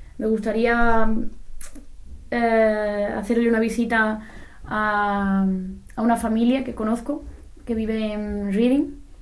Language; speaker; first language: Spanish; native; Spanish